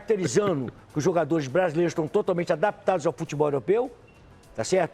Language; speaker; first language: Portuguese; native; Portuguese